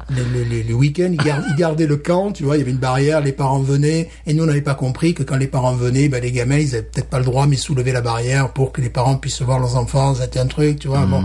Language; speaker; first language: French; native; French